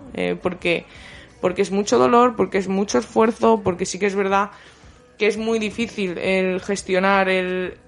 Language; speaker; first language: Spanish; native; Spanish